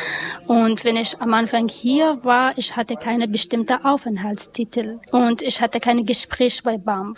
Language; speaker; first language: German; non-native, learner; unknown